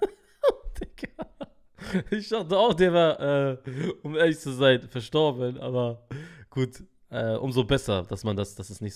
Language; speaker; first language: German; native; German